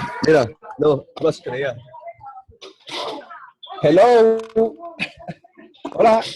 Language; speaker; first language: Spanish; non-native, learner; English